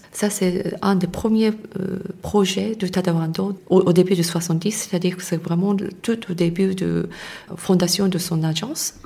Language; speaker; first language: French; non-native, fluent; Japanese